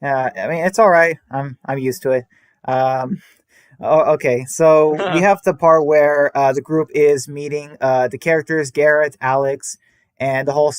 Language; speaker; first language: English; native; English